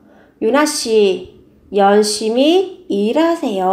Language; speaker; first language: Korean; non-native, fluent; Vietnamese